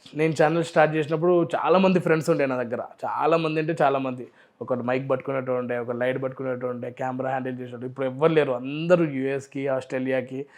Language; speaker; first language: Telugu; non-native, local second language; Urdu